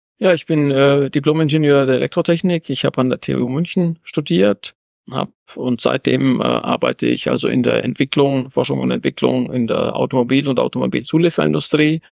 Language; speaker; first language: German; native; German